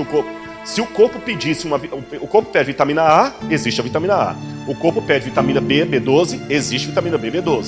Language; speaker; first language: Portuguese; native; Portuguese